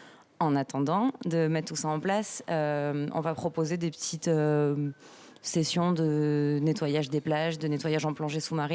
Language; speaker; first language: French; native; French